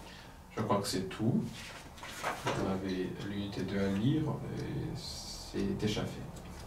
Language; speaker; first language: French; non-native, local second language; Kinyarwanda